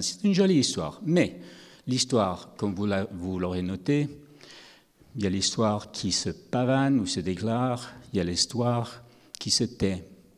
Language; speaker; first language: French; non-native, fluent; English